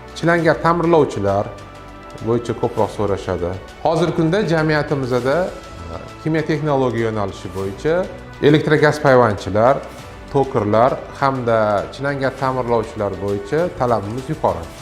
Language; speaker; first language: Uzbek; native; Uzbek